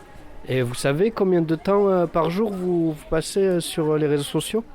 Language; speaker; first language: French; native; French